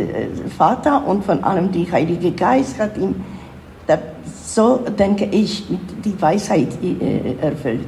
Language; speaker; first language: German; non-native, learner; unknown